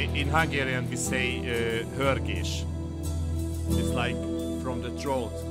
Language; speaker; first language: English; non-native, fluent; Hungarian